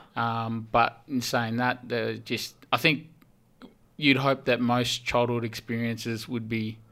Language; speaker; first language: English; early bilingual, heritage; English